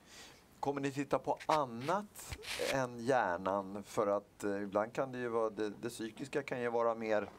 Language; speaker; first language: Swedish; native; Swedish